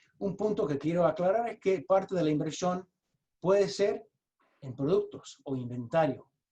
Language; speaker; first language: Spanish; early bilingual, heritage; Spanish